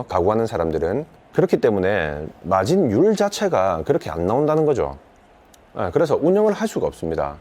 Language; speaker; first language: Korean; native; Korean